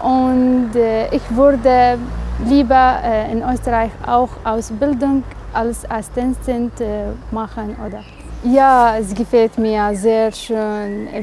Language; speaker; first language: German; non-native, learner; Arabic